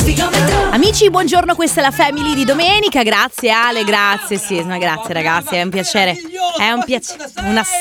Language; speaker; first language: Italian; native; Italian